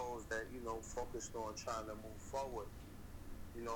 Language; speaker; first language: English; native; English